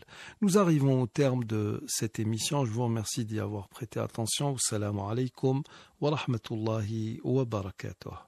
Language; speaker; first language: French; non-native, local second language; Arabic